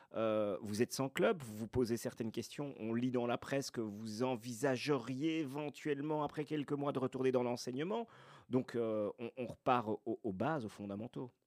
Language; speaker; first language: French; native; French